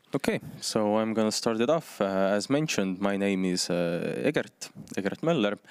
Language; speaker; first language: English; non-native, fluent; Estonian